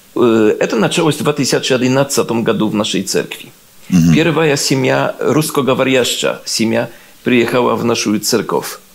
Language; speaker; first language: Russian; non-native, learner; Polish